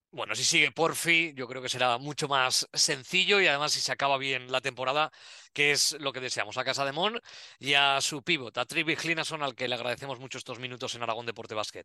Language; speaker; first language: Spanish; native; Spanish